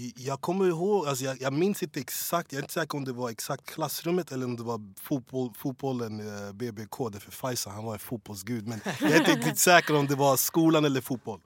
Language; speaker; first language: Swedish; early bilingual, other home language; English